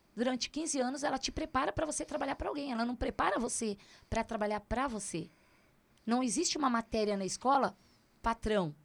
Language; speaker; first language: Portuguese; native; Portuguese